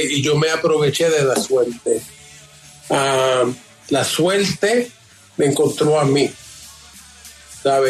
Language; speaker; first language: Spanish; early bilingual, heritage; Spanish